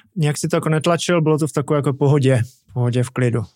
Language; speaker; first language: Czech; native; Czech